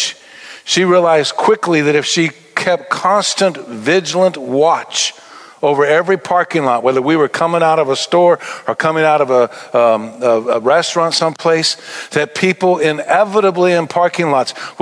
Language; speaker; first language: English; native; English